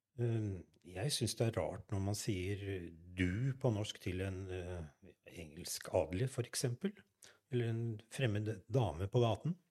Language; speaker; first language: Norwegian; native; Norwegian